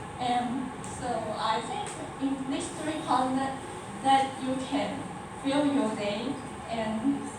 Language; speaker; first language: English; non-native, learner; Chinese